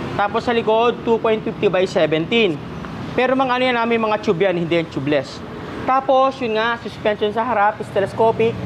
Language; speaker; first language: Filipino; non-native, local second language; Pampanga